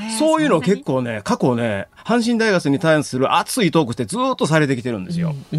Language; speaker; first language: Japanese; native; Japanese